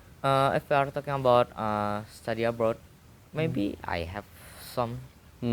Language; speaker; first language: English; non-native, learner; Indonesian